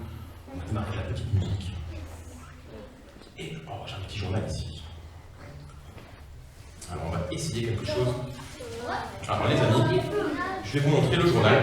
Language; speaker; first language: French; native; French